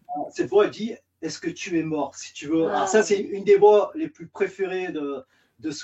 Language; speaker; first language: French; native; French